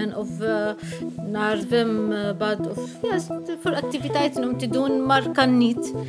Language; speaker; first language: Dutch; non-native, fluent; Arabic